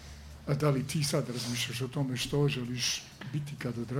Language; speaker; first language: Croatian; native; Croatian